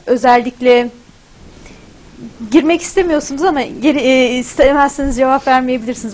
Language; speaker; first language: Turkish; native; Turkish